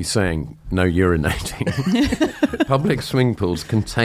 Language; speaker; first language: English; native; English